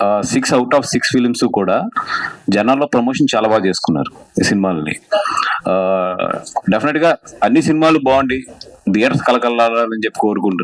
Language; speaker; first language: Telugu; native; Telugu